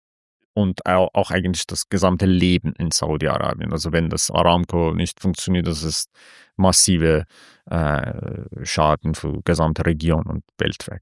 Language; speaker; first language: German; non-native, fluent; Persian